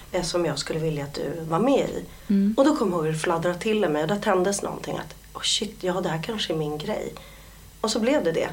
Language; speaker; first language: Swedish; early bilingual, other home language; Polish